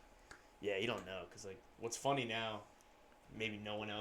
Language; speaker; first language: English; native; English